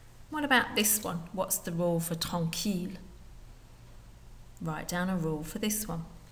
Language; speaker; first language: English; native; English